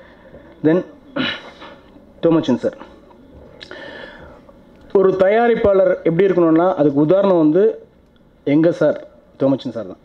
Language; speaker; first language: Tamil; native; Tamil